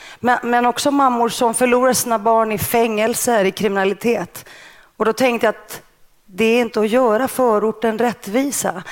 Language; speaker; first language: Swedish; early bilingual, other home language; Greek